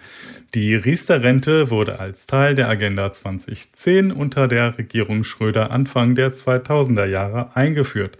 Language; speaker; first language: German; native; German